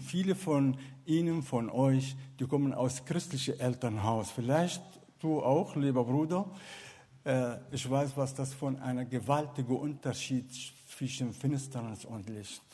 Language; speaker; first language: German; non-native, fluent; Arabic